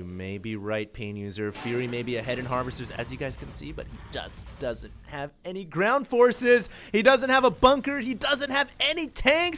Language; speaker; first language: English; native; English